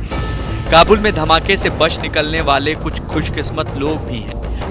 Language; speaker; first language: Hindi; native; Hindi